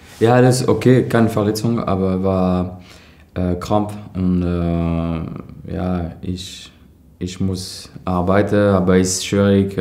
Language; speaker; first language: German; non-native, learner; French